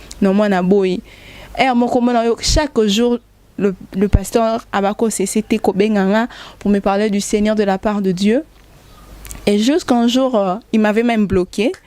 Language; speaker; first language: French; non-native, local second language; Lingala